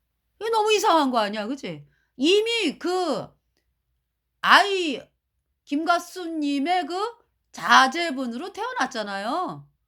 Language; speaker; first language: Korean; native; Korean